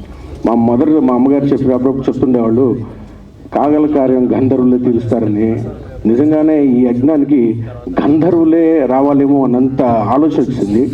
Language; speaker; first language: Telugu; native; Telugu